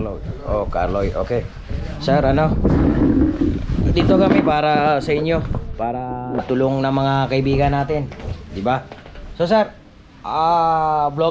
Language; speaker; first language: Filipino; non-native, learner; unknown